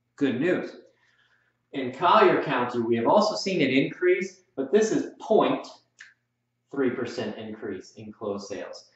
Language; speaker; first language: English; native; English